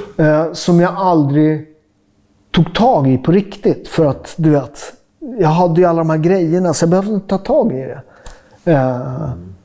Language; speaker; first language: Swedish; native; Swedish